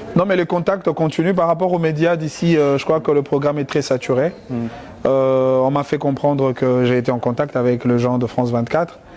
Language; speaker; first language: French; non-native, local second language; Lingala